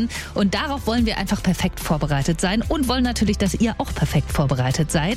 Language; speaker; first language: German; native; German